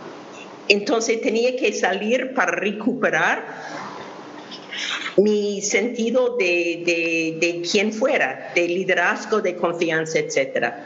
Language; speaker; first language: Spanish; non-native, fluent; English